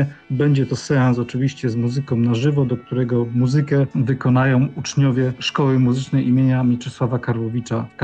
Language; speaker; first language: Polish; native; Polish